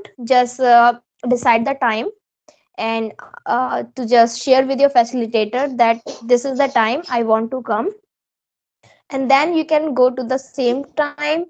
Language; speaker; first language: English; non-native, local second language; Hindi